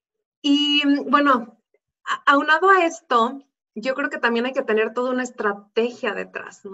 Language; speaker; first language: Spanish; native; Spanish